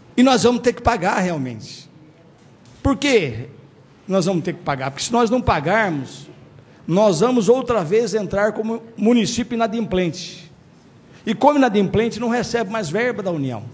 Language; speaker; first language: Portuguese; native; Portuguese